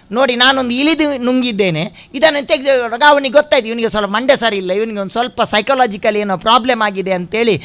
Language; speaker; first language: Kannada; non-native, local second language; Tulu